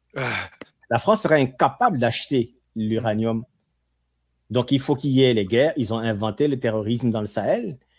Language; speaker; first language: French; non-native, local second language; Ewe